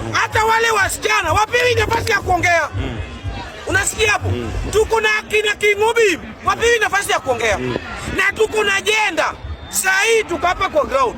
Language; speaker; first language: Swahili; non-native, local second language; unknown